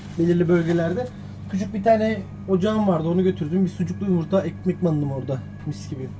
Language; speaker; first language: Turkish; native; Turkish